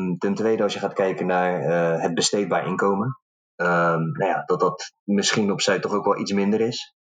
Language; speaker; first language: Dutch; early bilingual, other home language; Arabic